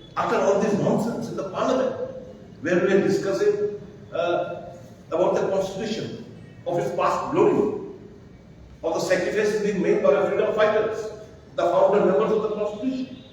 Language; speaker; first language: English; non-native, local second language; Bangla